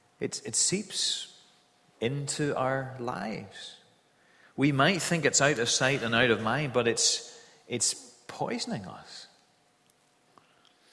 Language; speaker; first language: English; native; English